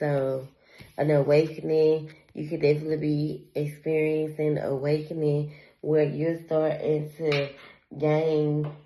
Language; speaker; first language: English; native; English